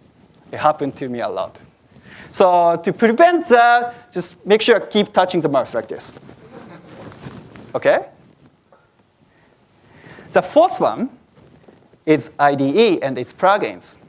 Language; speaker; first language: English; non-native, fluent; Japanese